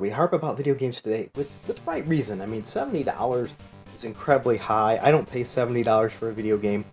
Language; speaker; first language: English; native; English